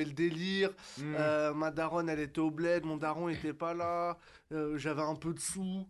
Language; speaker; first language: French; native; French